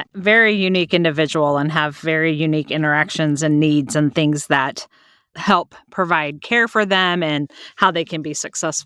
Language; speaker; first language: English; native; English